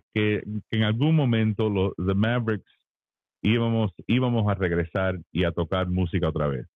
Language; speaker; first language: Spanish; early bilingual, heritage; Spanish